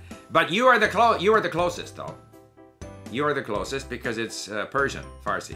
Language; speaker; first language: English; native; English